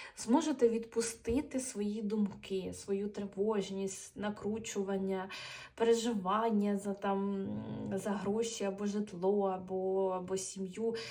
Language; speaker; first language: Ukrainian; non-native, local second language; Russian